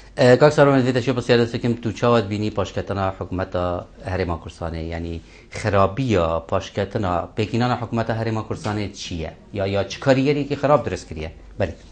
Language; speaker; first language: Central Kurdish; non-native, local second language; Kurdish